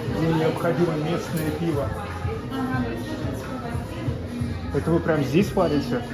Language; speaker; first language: Russian; native; Russian